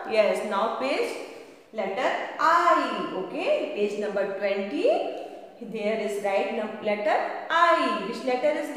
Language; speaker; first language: English; non-native, local second language; Hindi